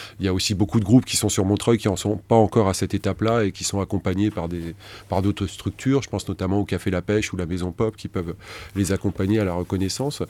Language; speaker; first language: French; native; French